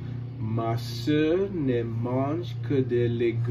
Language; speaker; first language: French; non-native, learner; English